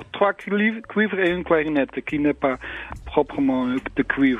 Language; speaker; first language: French; non-native, learner; Dutch